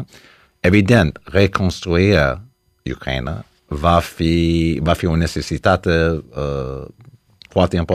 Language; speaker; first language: Romanian; early bilingual, heritage; Romanian